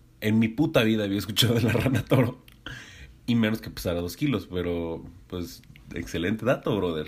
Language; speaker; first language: Spanish; native; Spanish